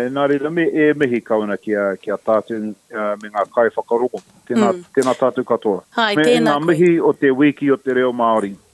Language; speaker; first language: Māori; non-native, local second language; English